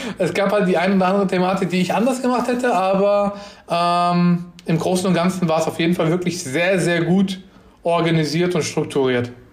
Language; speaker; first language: German; early bilingual, other home language; Turkish